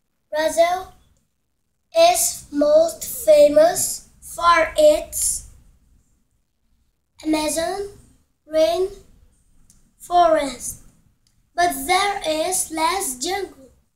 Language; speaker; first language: English; non-native, learner; Portuguese